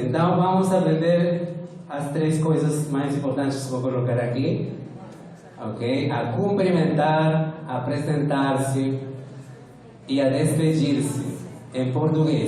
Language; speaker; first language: Portuguese; non-native, fluent; Spanish